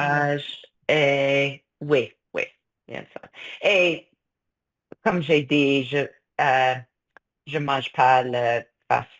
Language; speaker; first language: French; non-native, fluent; English